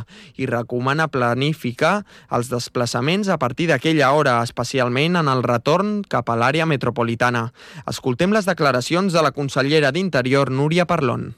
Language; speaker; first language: Catalan; native; Catalan